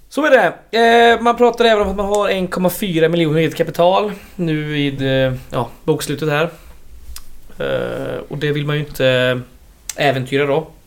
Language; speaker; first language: Swedish; native; Swedish